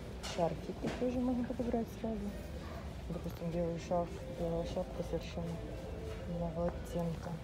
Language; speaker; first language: Russian; native; Russian